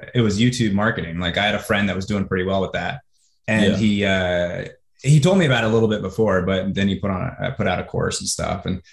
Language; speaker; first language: English; native; English